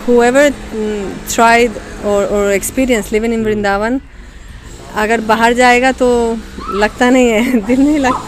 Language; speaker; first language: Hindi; non-native, fluent; Spanish